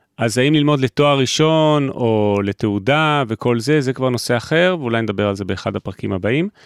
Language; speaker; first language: Hebrew; native; Hebrew